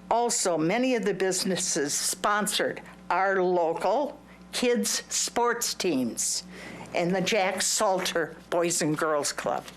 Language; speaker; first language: English; native; English